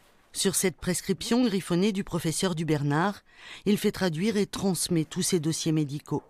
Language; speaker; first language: French; native; French